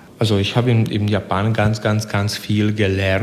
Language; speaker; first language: German; non-native, learner; Hungarian